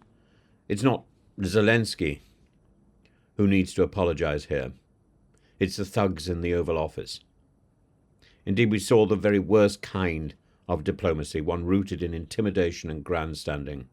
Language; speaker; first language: English; native; English